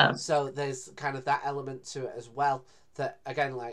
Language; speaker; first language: English; native; English